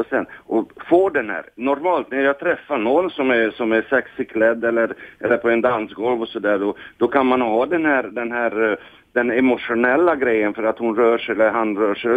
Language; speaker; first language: Swedish; non-native, fluent; Hungarian